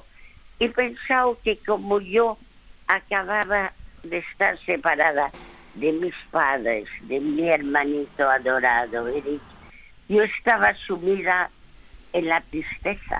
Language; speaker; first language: Spanish; early bilingual, other home language; French